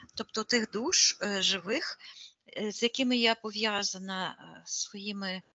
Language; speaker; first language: Ukrainian; non-native, local second language; Russian